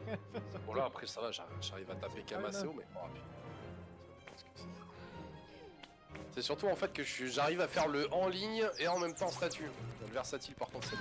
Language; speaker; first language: French; native; French